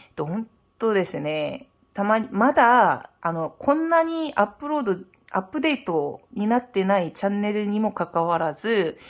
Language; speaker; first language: Japanese; non-native, fluent; Korean